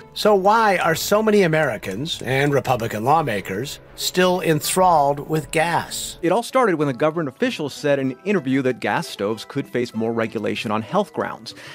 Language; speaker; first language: English; native; English